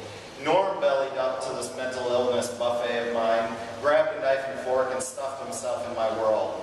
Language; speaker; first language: English; native; English